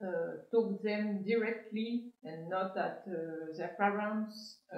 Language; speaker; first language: English; non-native, learner; French